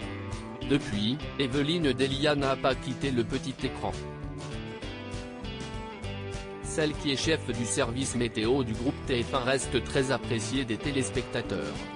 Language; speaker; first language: French; native; French